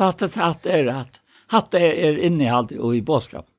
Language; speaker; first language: Danish; non-native, local second language; Faroese